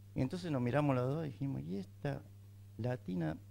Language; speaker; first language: Spanish; native; Spanish